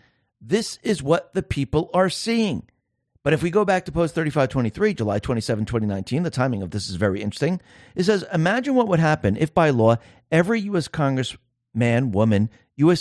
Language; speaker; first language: English; native; English